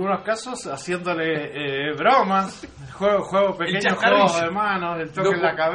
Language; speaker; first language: Spanish; native; Spanish